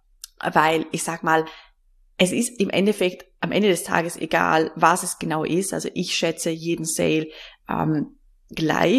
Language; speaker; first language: German; native; German